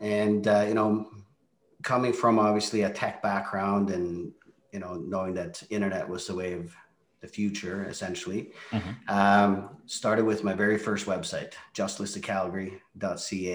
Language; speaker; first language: English; non-native, fluent; Norwegian